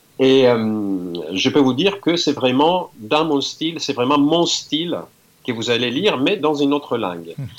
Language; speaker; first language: French; non-native, fluent; Greek